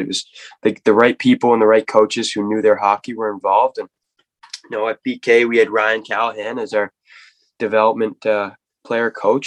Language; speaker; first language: English; native; English